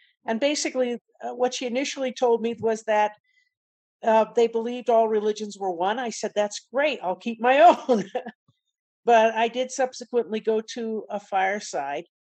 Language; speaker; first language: English; native; English